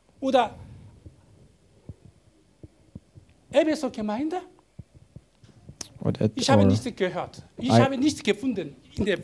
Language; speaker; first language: German; non-native, learner; Korean